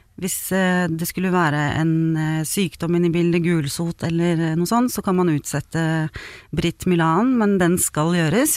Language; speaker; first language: Norwegian; native; Norwegian